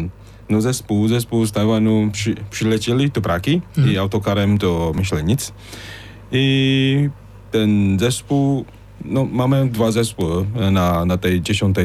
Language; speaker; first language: Polish; non-native, fluent; Chinese